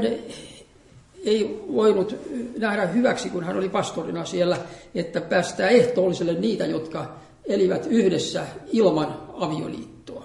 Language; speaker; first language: Finnish; native; Finnish